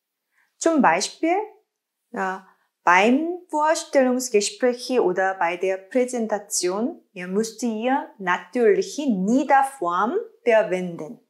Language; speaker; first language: German; non-native, learner; Korean